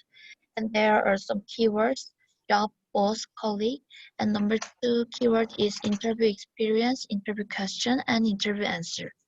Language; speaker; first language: English; non-native, learner; Korean